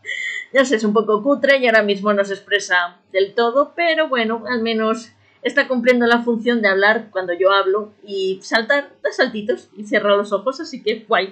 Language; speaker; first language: Spanish; native; Spanish